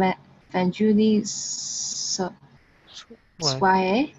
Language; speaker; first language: French; non-native, learner; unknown